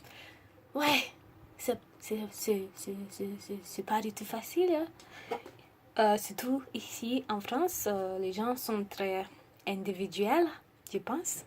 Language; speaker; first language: French; non-native, learner; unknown